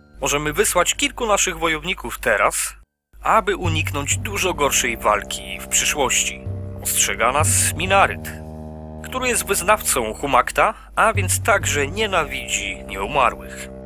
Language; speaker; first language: Polish; native; Polish